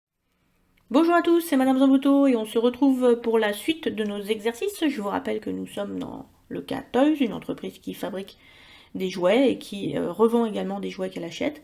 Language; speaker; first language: French; native; French